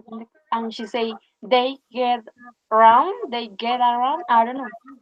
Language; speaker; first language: English; non-native, learner; Spanish